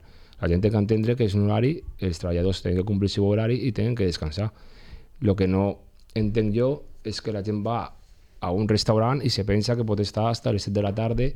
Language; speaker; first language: Catalan; native; Catalan